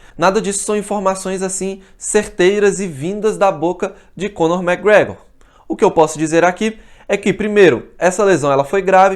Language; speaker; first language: Portuguese; native; Portuguese